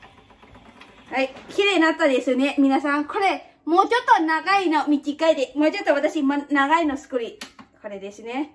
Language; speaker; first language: Japanese; non-native, fluent; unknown